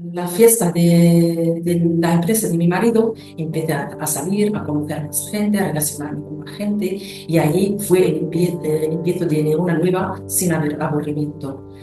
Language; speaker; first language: Spanish; non-native, fluent; Arabic